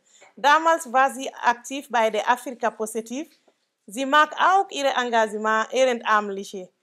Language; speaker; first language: German; non-native, local second language; Mandingo